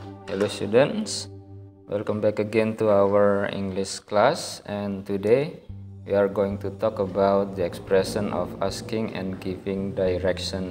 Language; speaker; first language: English; non-native, fluent; Indonesian